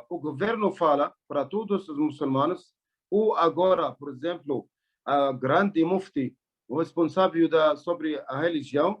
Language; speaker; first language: Portuguese; non-native, learner; Arabic